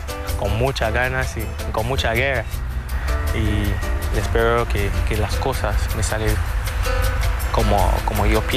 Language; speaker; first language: Spanish; non-native, fluent; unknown